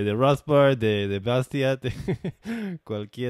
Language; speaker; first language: Spanish; non-native, learner; English